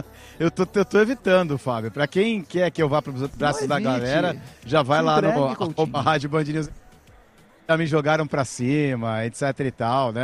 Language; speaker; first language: Portuguese; native; Portuguese